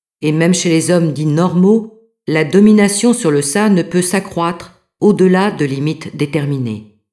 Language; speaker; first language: French; native; French